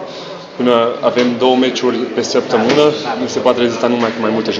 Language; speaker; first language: Romanian; non-native, local second language; Hungarian